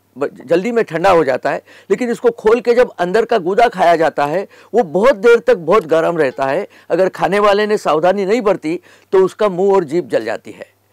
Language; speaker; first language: Hindi; native; Hindi